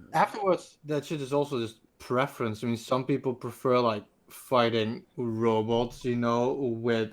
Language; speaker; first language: English; native; English